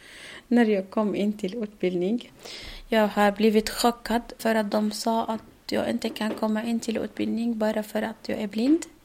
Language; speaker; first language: Swedish; non-native, learner; Arabic